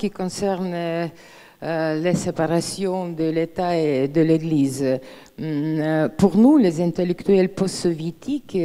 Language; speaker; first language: French; non-native, fluent; Russian